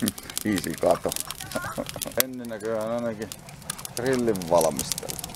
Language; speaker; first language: Finnish; native; Finnish